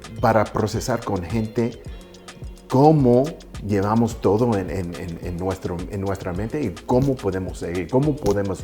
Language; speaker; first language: Spanish; early bilingual, heritage; Spanish